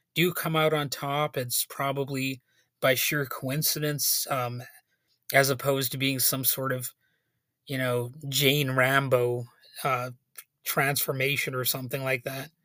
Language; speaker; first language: English; native; English